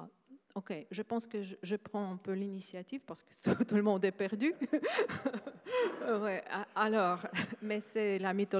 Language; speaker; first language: French; non-native, fluent; Ukrainian